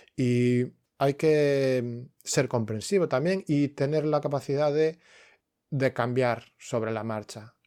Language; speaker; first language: Spanish; non-native, local second language; Galician